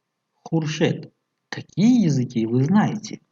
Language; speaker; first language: Russian; non-native, fluent; Tajik